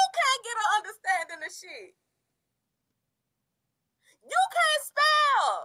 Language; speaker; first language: English; native; English